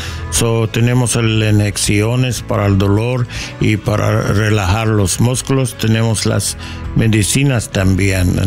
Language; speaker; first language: Spanish; non-native, learner; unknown